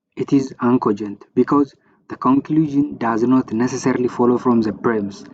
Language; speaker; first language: English; non-native, local second language; Amharic